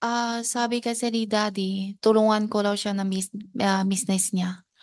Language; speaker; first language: Filipino; non-native, learner; Chinese